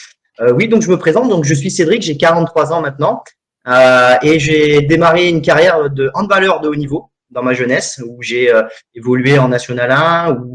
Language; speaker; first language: French; native; French